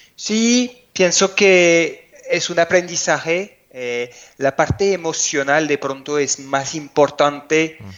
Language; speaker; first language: Spanish; non-native, fluent; French